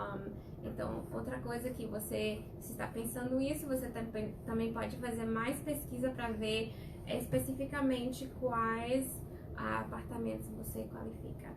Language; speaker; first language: Portuguese; non-native, fluent; Spanish